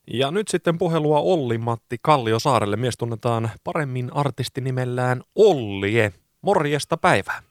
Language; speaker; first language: Finnish; native; Finnish